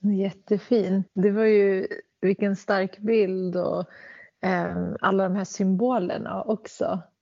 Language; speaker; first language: Swedish; early bilingual, other home language; Central Kurdish